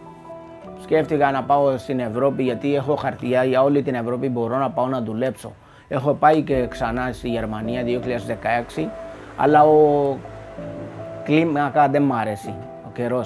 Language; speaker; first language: Greek; non-native, fluent; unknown